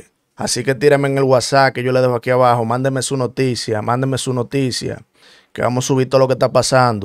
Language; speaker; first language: Spanish; native; Spanish